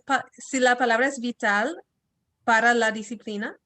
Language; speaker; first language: Spanish; early bilingual, heritage; Spanish